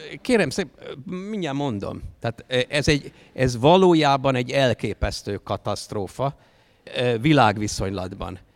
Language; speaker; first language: Hungarian; native; Hungarian